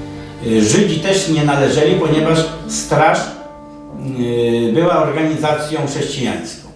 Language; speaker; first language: Polish; native; Polish